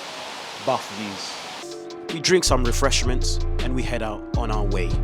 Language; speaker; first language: English; native; English